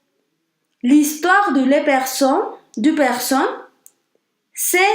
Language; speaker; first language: French; non-native, learner; Spanish